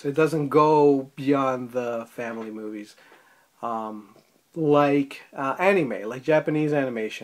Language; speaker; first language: English; native; English